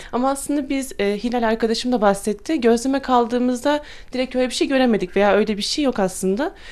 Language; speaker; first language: Turkish; native; Turkish